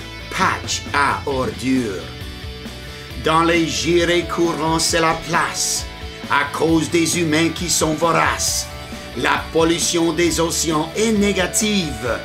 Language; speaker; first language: French; non-native, learner; English